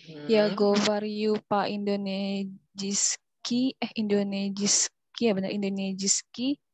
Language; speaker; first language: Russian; non-native, learner; Indonesian